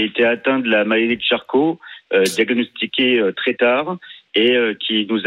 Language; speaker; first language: French; native; French